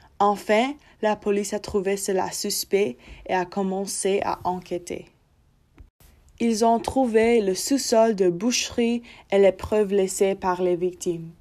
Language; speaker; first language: French; non-native, learner; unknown